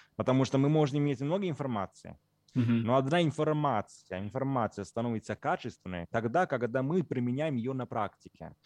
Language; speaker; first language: Russian; non-native, fluent; Italian